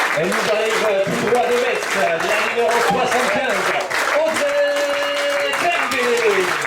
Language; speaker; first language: French; native; French